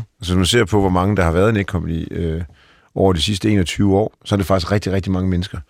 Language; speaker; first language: Danish; early bilingual, other home language; Polish